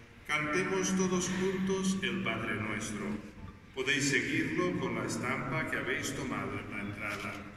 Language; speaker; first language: Spanish; non-native, local second language; Catalan